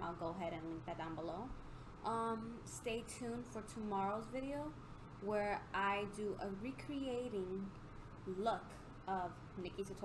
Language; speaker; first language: English; native; English